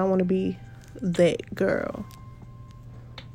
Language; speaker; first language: English; native; English